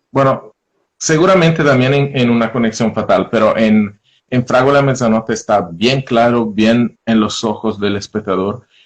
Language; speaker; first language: Spanish; non-native, fluent; Italian